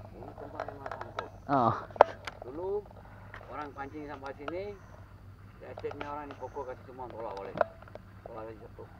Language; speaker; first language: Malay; non-native, local second language; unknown